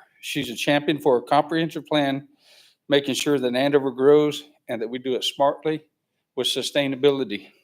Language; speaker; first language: English; native; English